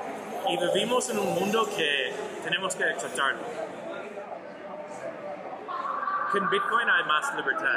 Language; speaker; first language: Spanish; non-native, learner; English